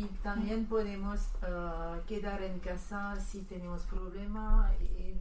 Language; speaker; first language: Spanish; non-native, learner; French